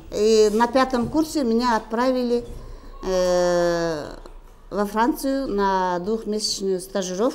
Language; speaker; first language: Russian; non-native, local second language; Kyrgyz